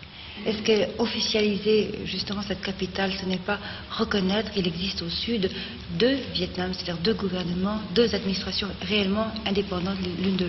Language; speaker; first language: French; native; French